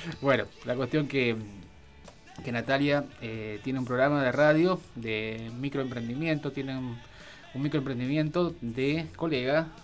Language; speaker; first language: Spanish; native; Spanish